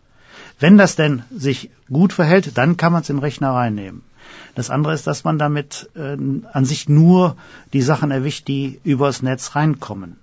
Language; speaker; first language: German; native; German